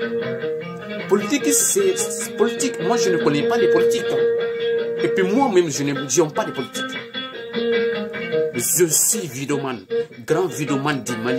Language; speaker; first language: French; non-native, learner; Bambara